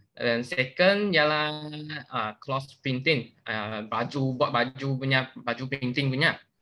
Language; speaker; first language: Malay; non-native, local second language; Chinese